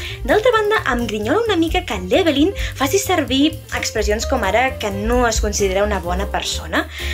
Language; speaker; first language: Catalan; native; Catalan